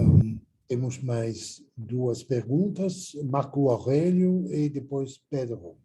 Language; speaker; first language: Portuguese; non-native, fluent; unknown